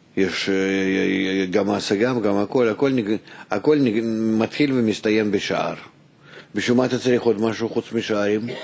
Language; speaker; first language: Hebrew; non-native, fluent; Russian